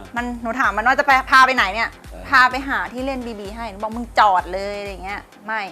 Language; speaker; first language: Thai; native; Thai